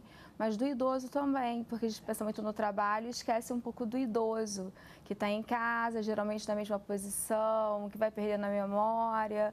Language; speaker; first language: Portuguese; native; Portuguese